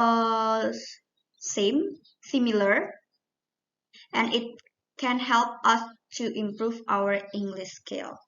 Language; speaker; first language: English; non-native, learner; Indonesian